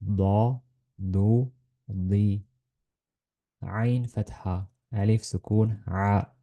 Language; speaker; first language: Arabic; non-native, fluent; Estonian